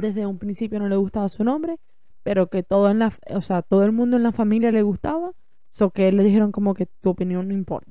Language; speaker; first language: Spanish; early bilingual, heritage; Spanish